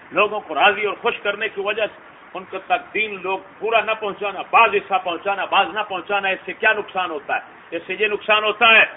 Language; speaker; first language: Urdu; non-native, local second language; Punjabi